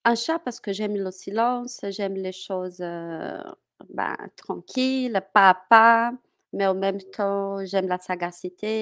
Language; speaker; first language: French; non-native, fluent; Portuguese